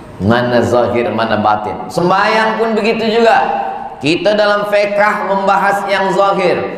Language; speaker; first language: Malay; native; Malay